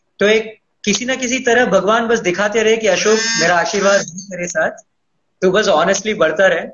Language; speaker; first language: Hindi; non-native, local second language; Tamil